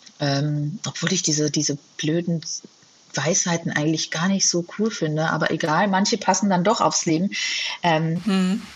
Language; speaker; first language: German; native; German